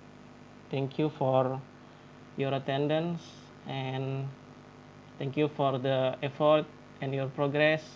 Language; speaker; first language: English; non-native, learner; Indonesian